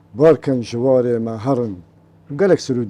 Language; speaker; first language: Kurdish; native; Kurdish